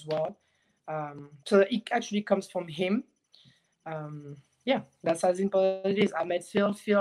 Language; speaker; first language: English; non-native, fluent; French